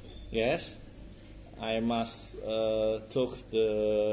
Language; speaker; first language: English; non-native, learner; Indonesian